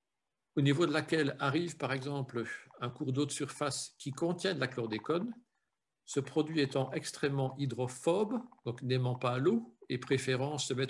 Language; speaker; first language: French; native; French